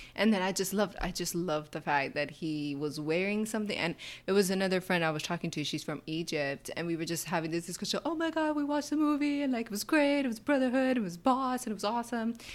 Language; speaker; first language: English; native; English